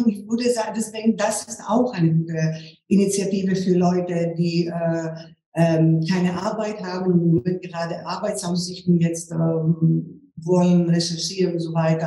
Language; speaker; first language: German; non-native, fluent; Greek